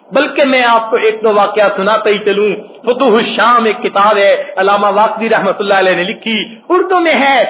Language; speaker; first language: Urdu; non-native, local second language; Punjabi